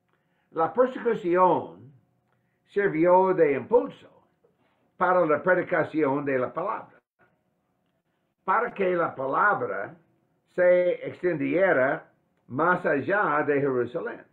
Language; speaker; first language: Spanish; non-native, fluent; English